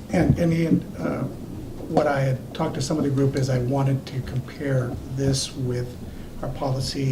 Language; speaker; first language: English; early bilingual, other home language; Spanish